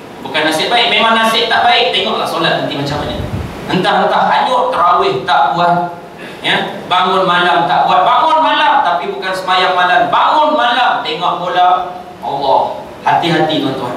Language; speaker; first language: Malay; native; Malay